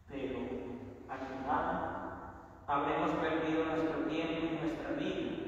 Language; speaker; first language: Spanish; native; Spanish